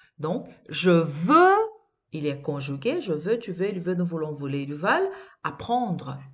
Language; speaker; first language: French; non-native, fluent; Portuguese